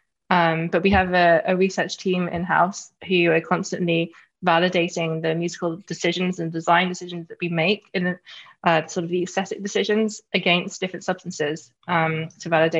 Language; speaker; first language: English; native; English